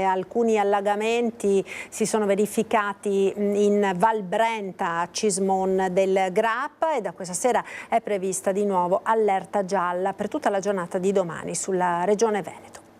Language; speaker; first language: Italian; native; Italian